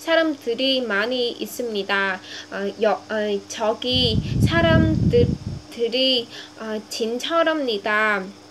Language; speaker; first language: Korean; non-native, learner; Vietnamese